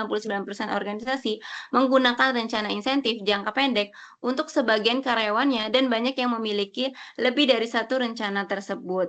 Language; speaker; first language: Indonesian; native; Indonesian